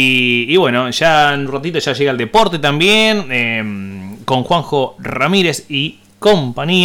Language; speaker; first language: Spanish; native; Spanish